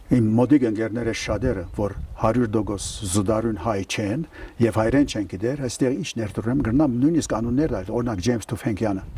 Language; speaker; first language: Armenian; early bilingual, heritage; Armenian